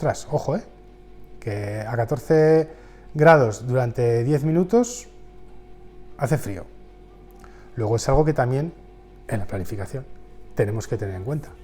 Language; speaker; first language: Spanish; native; Spanish